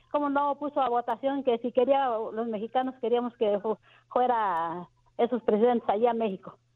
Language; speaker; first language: Spanish; native; Spanish